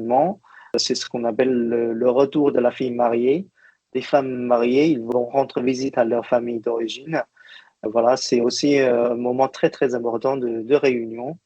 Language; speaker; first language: French; non-native, fluent; Chinese